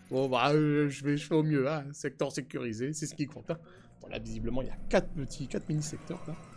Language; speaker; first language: French; native; French